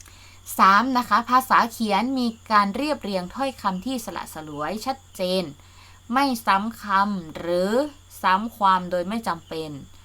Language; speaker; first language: Thai; native; Thai